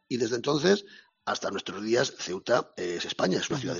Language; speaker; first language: Spanish; native; Spanish